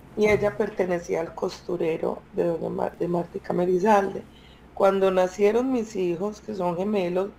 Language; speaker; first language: Spanish; native; Spanish